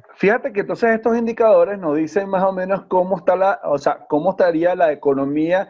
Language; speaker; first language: Spanish; native; Spanish